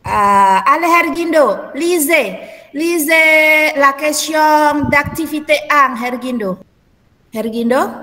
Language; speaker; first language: French; non-native, fluent; Indonesian